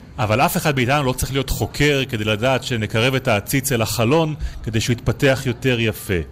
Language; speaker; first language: Hebrew; native; Hebrew